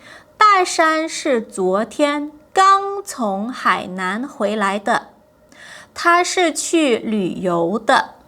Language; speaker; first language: Chinese; non-native, fluent; Portuguese